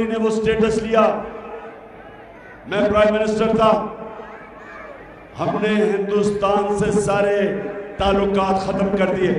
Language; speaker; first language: Urdu; native; Urdu